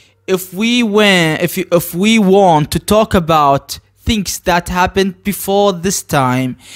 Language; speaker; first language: English; non-native, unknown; Arabic